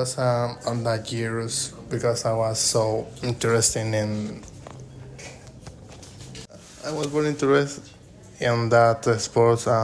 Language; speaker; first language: English; non-native, learner; Spanish